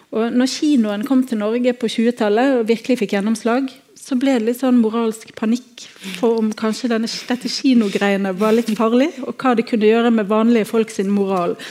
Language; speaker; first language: Norwegian; native; Norwegian